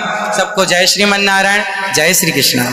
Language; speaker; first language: Hindi; native; Hindi